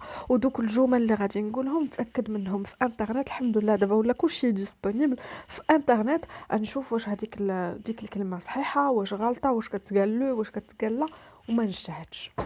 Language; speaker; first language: Arabic; native; Arabic